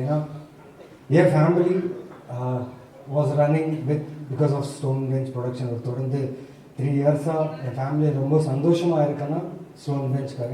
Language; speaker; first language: Tamil; non-native, fluent; Telugu